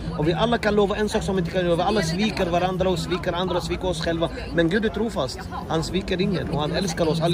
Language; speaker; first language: Swedish; non-native, fluent; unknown